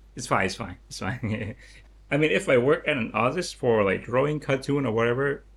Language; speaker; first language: English; non-native, learner; Lao